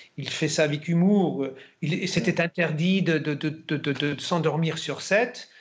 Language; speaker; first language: French; non-native, fluent; German